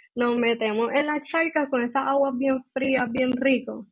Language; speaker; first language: Spanish; native; Spanish